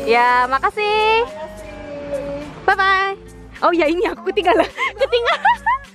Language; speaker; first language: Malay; non-native, fluent; Korean